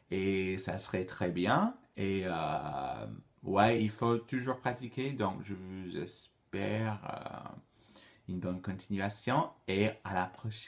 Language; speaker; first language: French; non-native, fluent; English